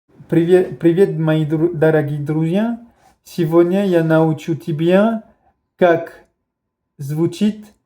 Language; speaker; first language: Russian; non-native, learner; Spanish